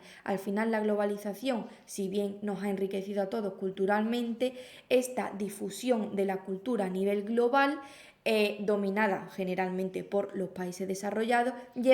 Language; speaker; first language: Spanish; native; Spanish